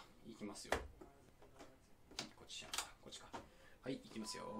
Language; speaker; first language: Japanese; native; Japanese